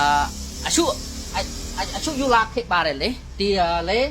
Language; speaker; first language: Burmese; non-native, learner; Khmer